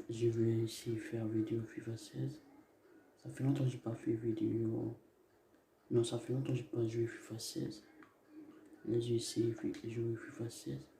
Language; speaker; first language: French; non-native, learner; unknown